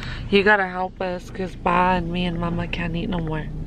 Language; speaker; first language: English; early bilingual, other home language; Spanish